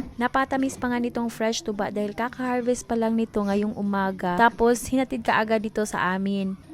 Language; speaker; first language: Filipino; non-native, local second language; Cebuano